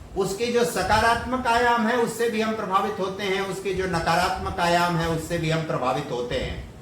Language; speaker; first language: Hindi; native; Hindi